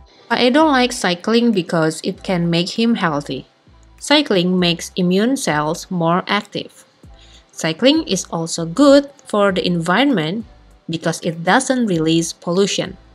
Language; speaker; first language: English; non-native, fluent; Indonesian